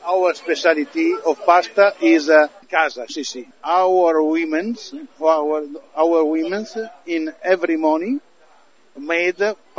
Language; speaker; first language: English; non-native, learner; Italian